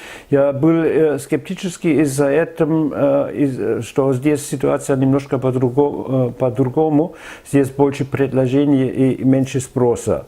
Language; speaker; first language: Russian; non-native, fluent; German